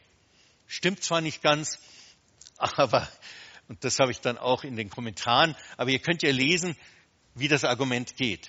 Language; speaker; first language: German; native; German